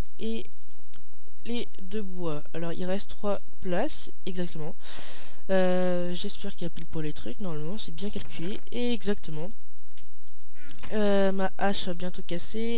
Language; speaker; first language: French; native; French